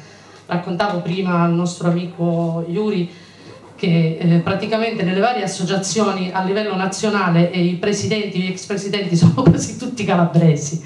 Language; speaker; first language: Italian; native; Italian